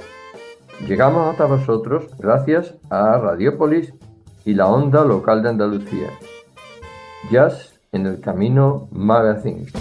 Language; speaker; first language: Spanish; native; Spanish